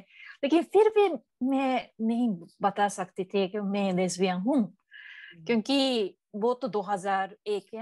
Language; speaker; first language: Hindi; non-native, learner; Japanese